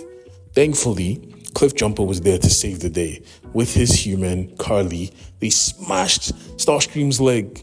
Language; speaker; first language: English; native; English